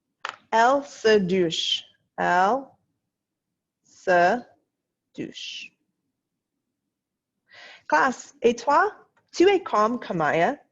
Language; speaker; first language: French; non-native, fluent; English